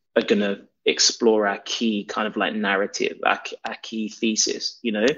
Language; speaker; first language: English; native; English